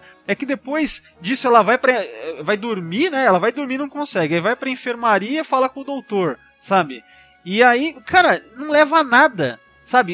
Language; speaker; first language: Portuguese; native; Portuguese